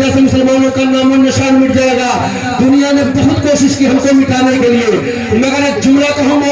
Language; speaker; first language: Hindi; native; Hindi